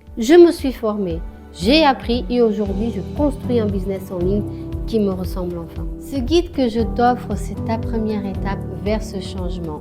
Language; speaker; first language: French; non-native, fluent; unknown